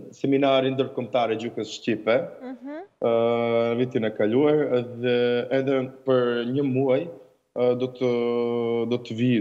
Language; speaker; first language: Albanian; non-native, learner; Serbian